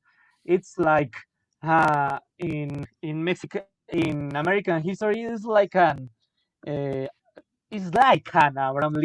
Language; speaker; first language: English; non-native, learner; Spanish